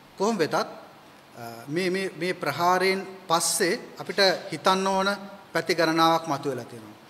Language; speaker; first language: Sinhala; non-native, local second language; Tamil